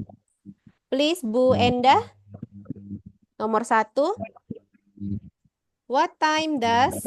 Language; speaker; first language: English; non-native, learner; Indonesian